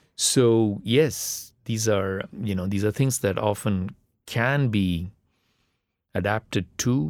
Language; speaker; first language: English; non-native, local second language; Tamil